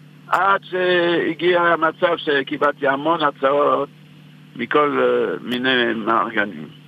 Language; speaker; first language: Hebrew; non-native, fluent; French